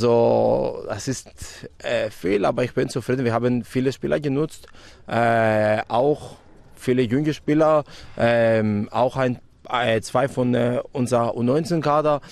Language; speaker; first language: German; non-native, fluent; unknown